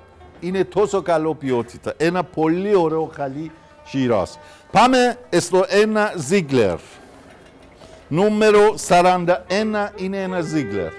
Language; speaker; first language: Greek; non-native, fluent; Persian